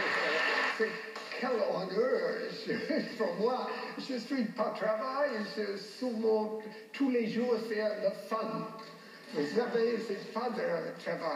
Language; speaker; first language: French; non-native, learner; English